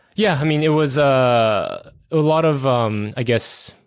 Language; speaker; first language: English; early bilingual, other home language; Korean